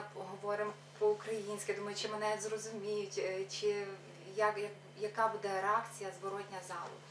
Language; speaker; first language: Ukrainian; native; Ukrainian